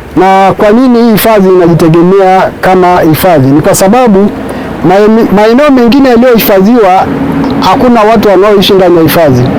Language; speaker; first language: Swahili; non-native, local second language; Masai